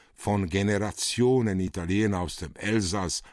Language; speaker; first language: German; early bilingual, other home language; Italian